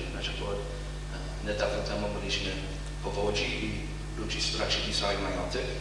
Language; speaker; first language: Polish; non-native, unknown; English